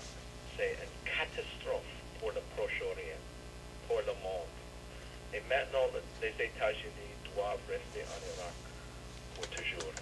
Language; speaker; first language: French; non-native, learner; English